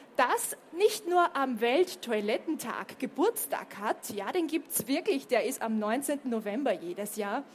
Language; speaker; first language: German; native; German